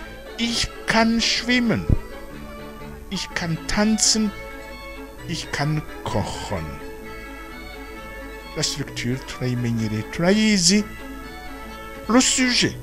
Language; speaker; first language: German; non-native, fluent; Rundi